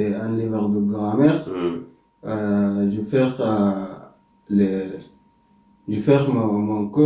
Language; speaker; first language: French; non-native, learner; Arabic